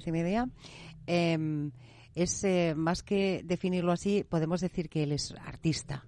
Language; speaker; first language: Spanish; native; Spanish